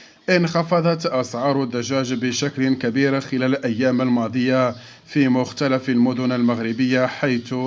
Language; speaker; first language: Arabic; native; Arabic